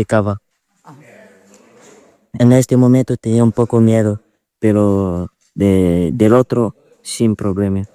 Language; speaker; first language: Spanish; non-native, learner; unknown